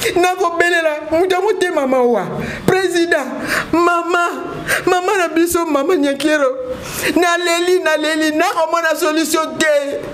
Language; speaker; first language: Lingala; native; Lingala